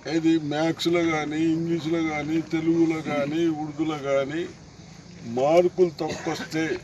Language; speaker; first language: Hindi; non-native, local second language; Telugu